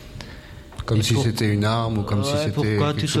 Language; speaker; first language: French; native; French